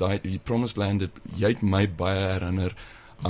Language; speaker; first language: English; non-native, fluent; German